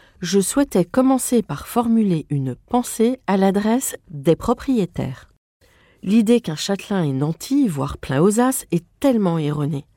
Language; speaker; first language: French; native; French